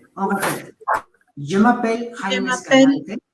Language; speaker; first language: French; non-native, fluent; Spanish